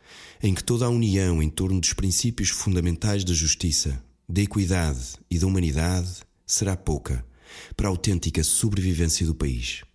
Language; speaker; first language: Portuguese; native; Portuguese